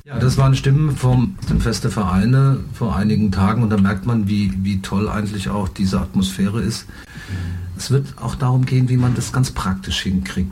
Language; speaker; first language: German; native; German